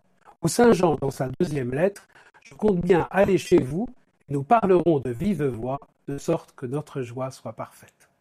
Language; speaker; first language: French; native; French